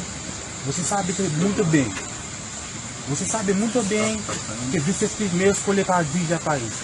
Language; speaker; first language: Portuguese; non-native, learner; Haitian Creole